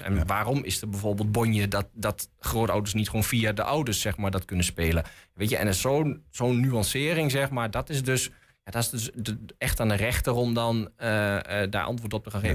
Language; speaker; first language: Dutch; native; Dutch